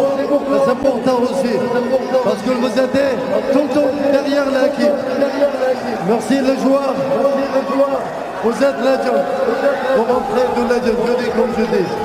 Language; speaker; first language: French; non-native, learner; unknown